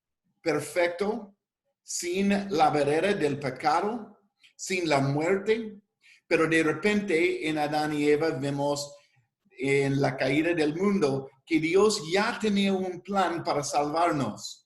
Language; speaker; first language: Spanish; non-native, fluent; English